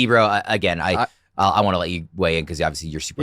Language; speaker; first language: English; native; English